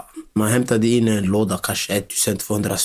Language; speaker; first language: Swedish; non-native, local second language; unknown